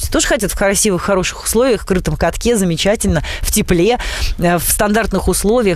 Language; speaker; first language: Russian; native; Russian